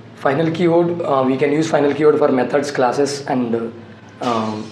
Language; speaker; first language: English; non-native, local second language; Telugu